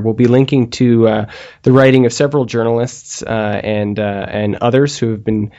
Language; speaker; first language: English; native; English